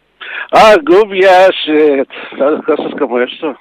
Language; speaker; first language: Spanish; non-native, learner; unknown